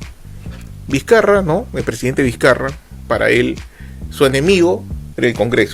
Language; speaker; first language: Spanish; native; Spanish